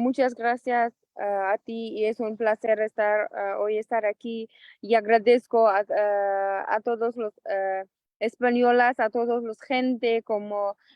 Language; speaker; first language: Spanish; non-native, local second language; Persian